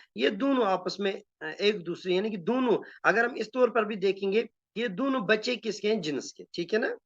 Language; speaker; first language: Urdu; non-native, local second language; Kashmiri